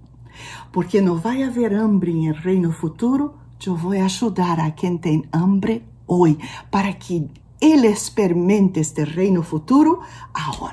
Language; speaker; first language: Spanish; non-native, learner; Portuguese